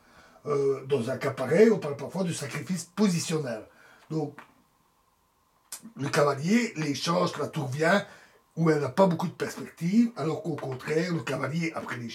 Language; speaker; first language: French; native; French